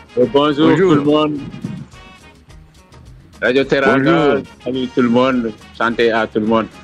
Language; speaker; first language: French; non-native, local second language; Wolof